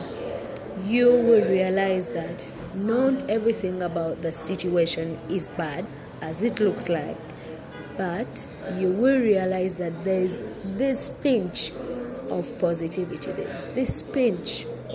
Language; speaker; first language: English; non-native, local second language; Ganda